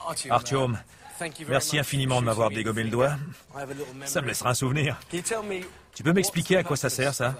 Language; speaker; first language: French; native; French